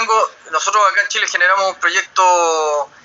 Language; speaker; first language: Spanish; native; Spanish